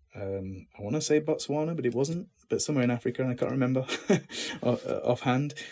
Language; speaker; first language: English; native; English